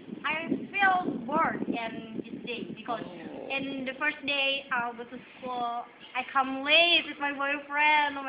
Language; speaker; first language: English; non-native, learner; Indonesian